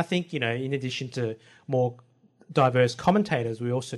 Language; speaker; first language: English; native; English